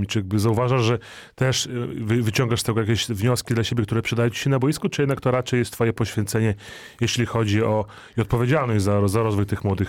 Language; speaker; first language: Polish; native; Polish